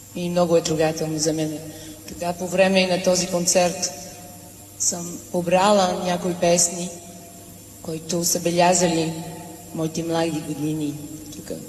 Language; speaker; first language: Bulgarian; early bilingual, heritage; Bulgarian